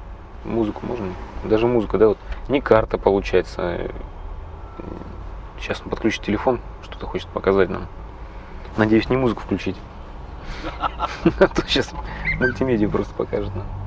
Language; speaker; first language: Russian; native; Russian